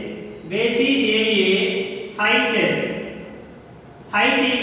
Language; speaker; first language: English; non-native, local second language; Telugu